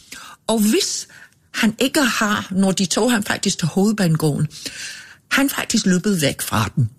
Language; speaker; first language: Danish; non-native, fluent; English